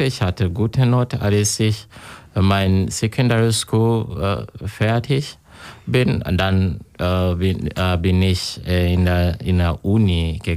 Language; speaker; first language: German; non-native, learner; Kinyarwanda